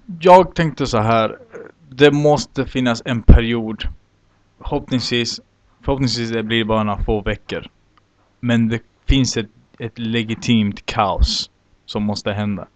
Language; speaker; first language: Swedish; native; Swedish